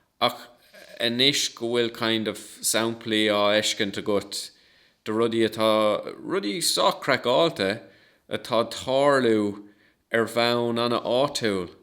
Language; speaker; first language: Irish; non-native, local second language; English